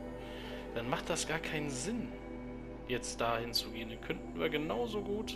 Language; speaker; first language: German; native; German